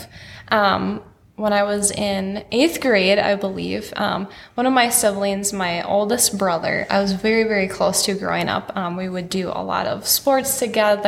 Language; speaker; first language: English; native; English